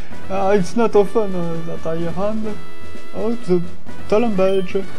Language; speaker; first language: English; non-native, learner; French